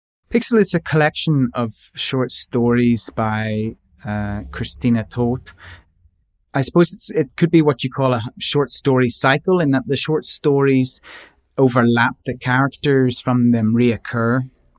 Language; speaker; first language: English; native; English